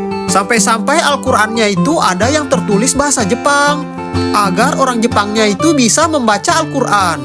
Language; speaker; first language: Indonesian; native; Indonesian